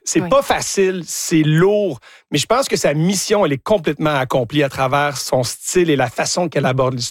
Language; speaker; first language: French; native; French